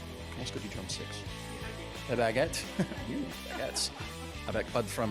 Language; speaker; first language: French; non-native, local second language; English